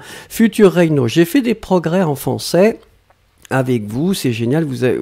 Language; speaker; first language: French; native; French